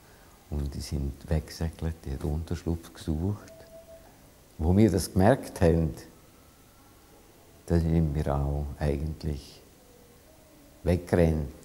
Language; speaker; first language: German; non-native, fluent; Hungarian